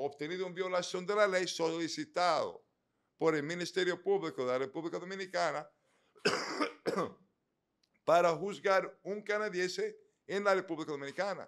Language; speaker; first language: Spanish; native; Spanish